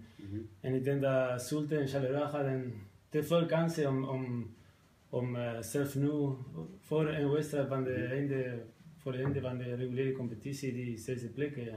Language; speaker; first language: Dutch; non-native, fluent; Spanish